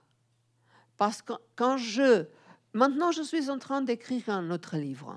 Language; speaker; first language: French; non-native, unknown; Portuguese